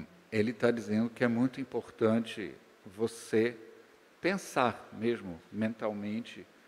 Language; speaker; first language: Portuguese; native; Portuguese